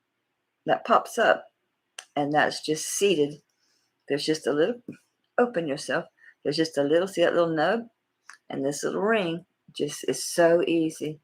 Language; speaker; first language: English; native; English